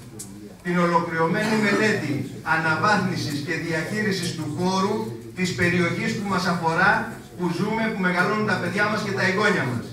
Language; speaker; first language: Greek; native; Greek